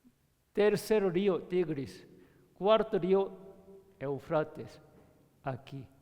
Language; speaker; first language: Spanish; non-native, learner; Korean